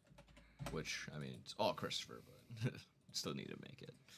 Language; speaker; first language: English; native; English